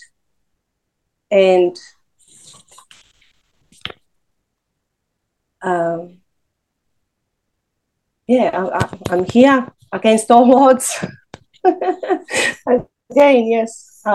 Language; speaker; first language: English; non-native, fluent; Serbian